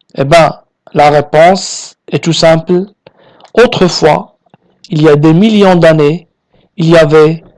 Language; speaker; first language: French; non-native, local second language; Arabic